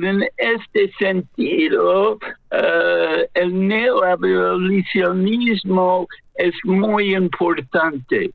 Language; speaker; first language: Spanish; non-native, fluent; English